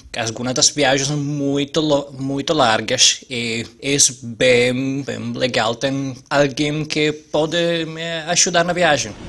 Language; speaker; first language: Portuguese; non-native, fluent; Italian